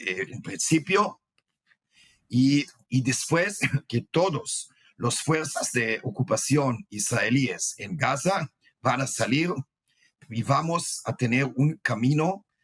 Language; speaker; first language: Spanish; non-native, fluent; Hebrew